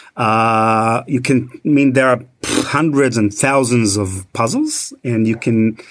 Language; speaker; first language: English; non-native, fluent; Hebrew